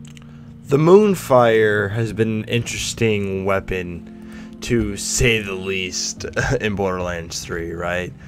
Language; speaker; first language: English; native; English